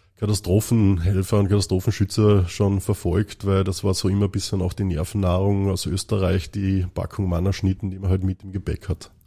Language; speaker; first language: German; native; German